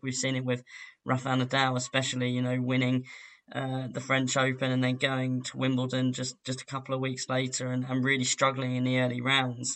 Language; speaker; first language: English; native; English